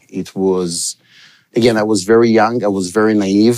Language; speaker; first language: English; non-native, local second language; Hebrew